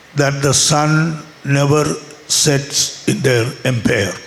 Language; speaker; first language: English; non-native, local second language; Malayalam